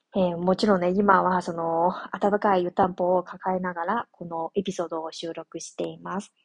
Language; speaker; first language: Japanese; non-native, fluent; Chinese